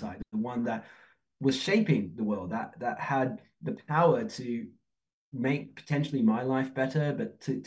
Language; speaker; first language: English; native; English